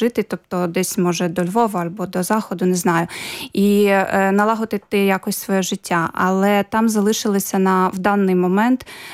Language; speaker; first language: Ukrainian; native; Ukrainian